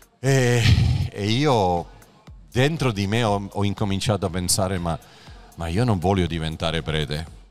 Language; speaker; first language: Italian; non-native, fluent; Spanish